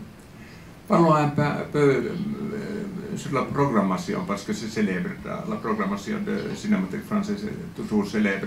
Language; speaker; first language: French; non-native, fluent; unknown